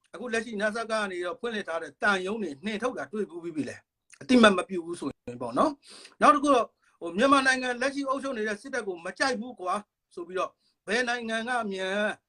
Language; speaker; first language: Burmese; non-native, local second language; Hakha Chin